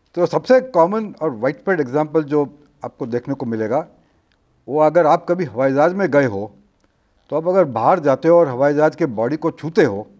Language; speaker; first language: Hindi; non-native, local second language; Marathi